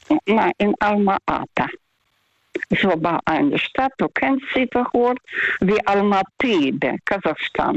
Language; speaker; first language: German; non-native, fluent; Russian